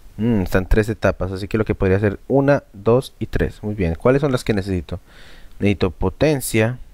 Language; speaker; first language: Spanish; native; Spanish